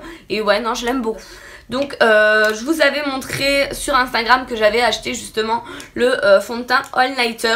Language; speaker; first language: French; native; French